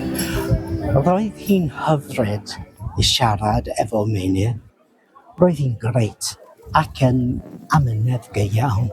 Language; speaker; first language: Welsh; non-native, learner; English